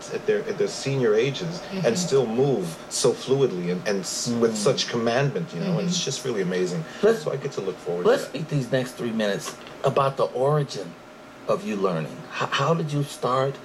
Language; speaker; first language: English; native; English